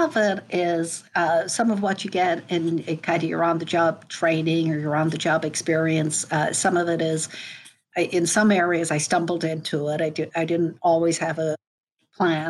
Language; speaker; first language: English; native; English